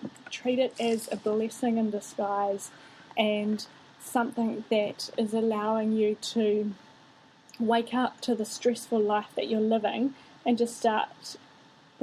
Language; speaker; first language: English; native; English